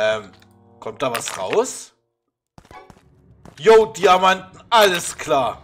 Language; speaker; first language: German; native; German